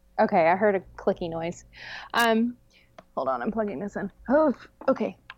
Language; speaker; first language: English; native; English